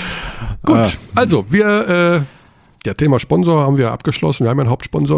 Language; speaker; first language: German; native; German